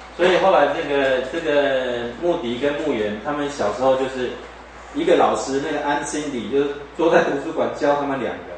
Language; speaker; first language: Chinese; native; Chinese